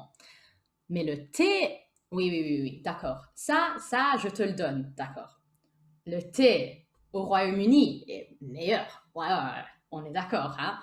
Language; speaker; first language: French; native; French